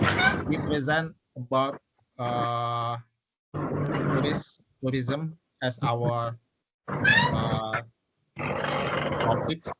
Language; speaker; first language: English; non-native, local second language; Indonesian